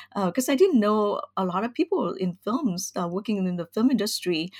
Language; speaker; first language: English; early bilingual, other home language; Vietnamese